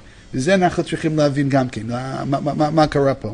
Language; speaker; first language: Hebrew; non-native, fluent; English